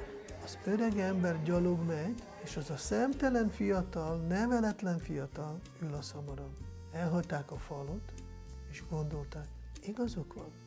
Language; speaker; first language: Hungarian; non-native, fluent; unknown